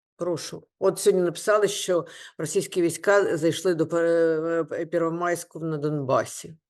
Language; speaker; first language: Ukrainian; non-native, local second language; Russian